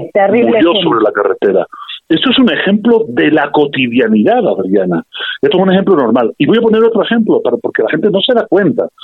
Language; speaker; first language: Spanish; native; Spanish